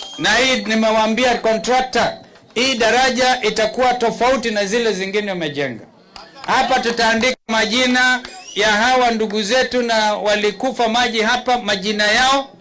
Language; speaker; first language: Swahili; non-native, local second language; Kamba